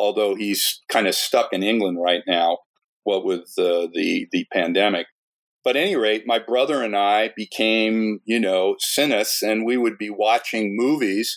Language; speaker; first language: English; native; English